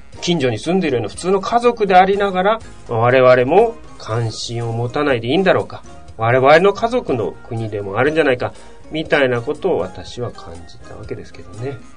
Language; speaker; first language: Japanese; native; Japanese